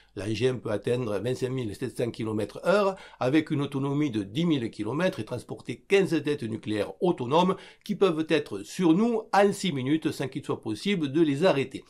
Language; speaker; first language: French; native; French